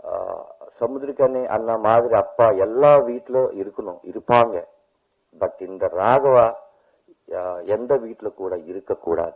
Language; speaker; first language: Tamil; non-native, learner; Telugu